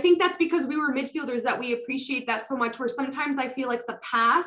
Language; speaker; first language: English; non-native, fluent; Polish